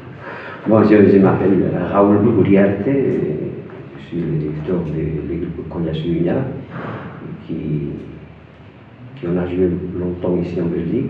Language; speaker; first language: French; non-native, fluent; Spanish